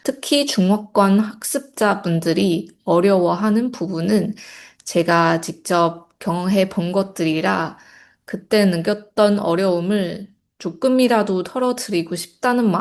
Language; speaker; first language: Korean; non-native, fluent; Chinese